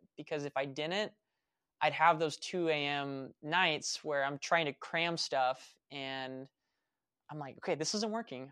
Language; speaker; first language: English; native; English